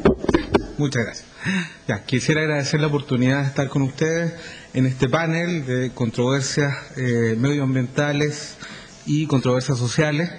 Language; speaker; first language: Spanish; native; Spanish